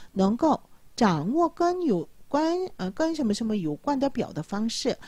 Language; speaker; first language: Chinese; non-native, fluent; Korean